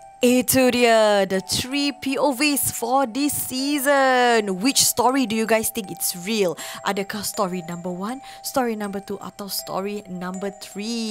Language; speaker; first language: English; non-native, local second language; Malay